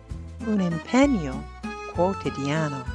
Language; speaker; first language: Italian; non-native, fluent; English